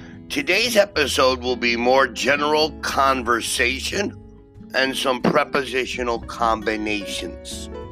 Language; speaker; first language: English; native; English